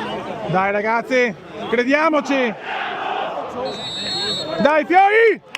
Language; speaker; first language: Italian; native; Italian